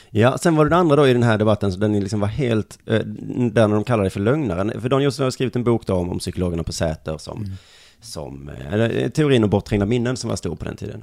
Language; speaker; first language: Swedish; native; Swedish